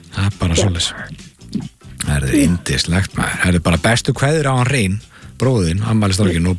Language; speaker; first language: Icelandic; native; Icelandic